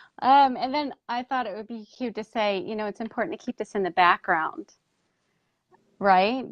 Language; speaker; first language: English; native; English